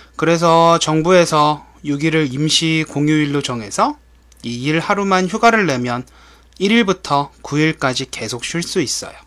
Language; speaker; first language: Korean; native; Korean